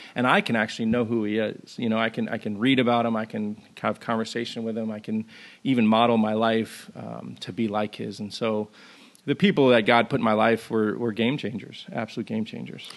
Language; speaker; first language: English; native; English